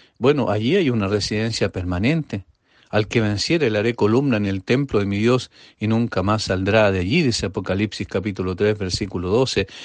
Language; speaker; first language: Spanish; native; Spanish